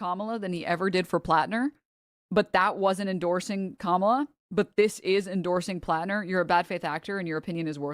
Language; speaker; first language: English; native; English